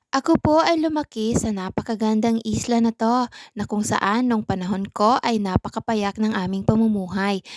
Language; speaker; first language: Filipino; non-native, local second language; Cebuano